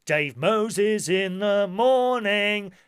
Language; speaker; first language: English; native; English